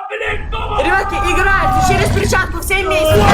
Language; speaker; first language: Russian; native; Russian